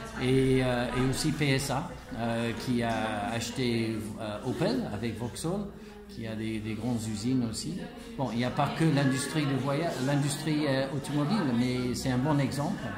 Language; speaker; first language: French; non-native, fluent; English